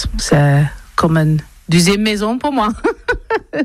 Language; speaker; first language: French; non-native, learner; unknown